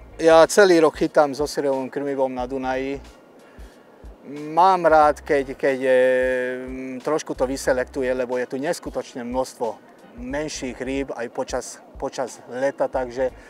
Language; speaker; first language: Slovak; non-native, local second language; Hungarian